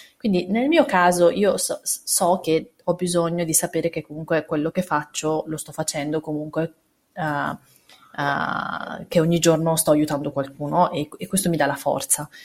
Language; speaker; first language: Italian; early bilingual, other home language; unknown